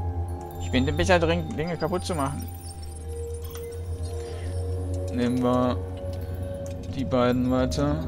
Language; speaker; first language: German; native; German